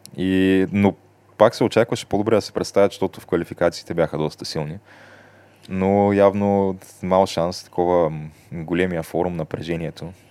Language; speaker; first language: Bulgarian; native; Bulgarian